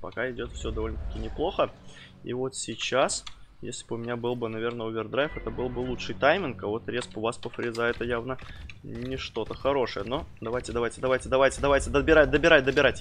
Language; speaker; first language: Russian; native; Russian